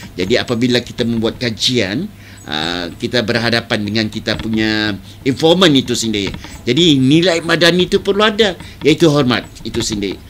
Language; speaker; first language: Malay; native; Malay